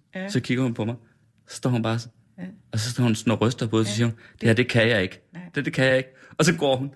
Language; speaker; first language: Danish; native; Danish